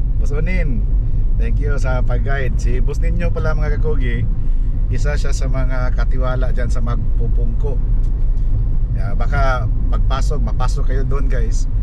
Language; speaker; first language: Filipino; non-native, local second language; Cebuano